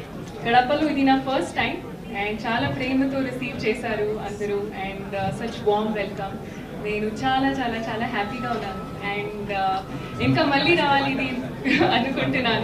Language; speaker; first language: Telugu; non-native, local second language; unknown